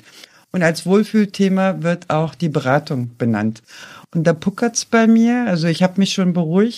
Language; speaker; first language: German; native; German